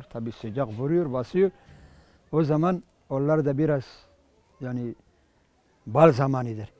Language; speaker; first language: Turkish; non-native, local second language; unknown